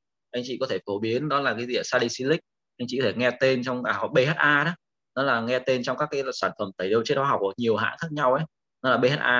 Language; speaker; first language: Vietnamese; native; Vietnamese